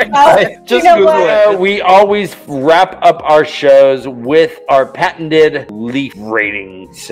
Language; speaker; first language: English; native; English